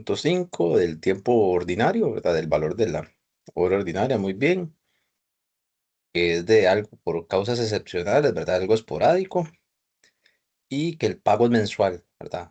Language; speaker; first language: Spanish; native; Spanish